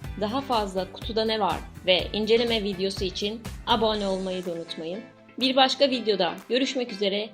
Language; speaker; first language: Turkish; native; Turkish